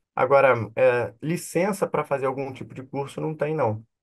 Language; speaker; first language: Portuguese; native; Portuguese